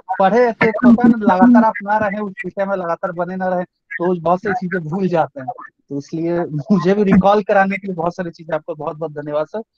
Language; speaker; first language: Hindi; native; Hindi